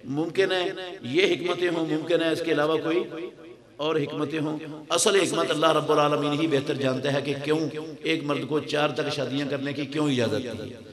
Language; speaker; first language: Urdu; non-native, local second language; Punjabi